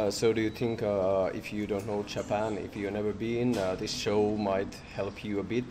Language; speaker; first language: English; non-native, fluent; Finnish